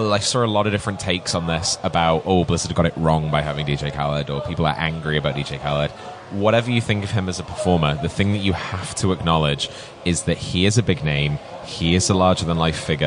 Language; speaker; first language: English; native; English